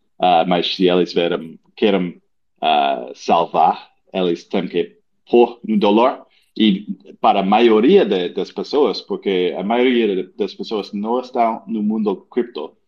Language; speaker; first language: Portuguese; non-native, learner; English